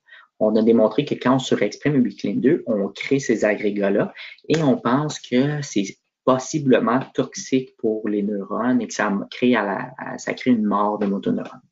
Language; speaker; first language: French; native; French